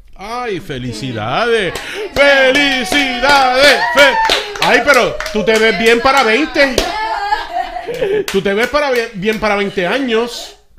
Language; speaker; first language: Spanish; early bilingual, heritage; Spanish